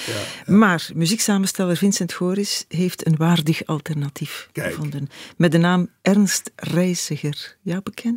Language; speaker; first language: Dutch; native; Dutch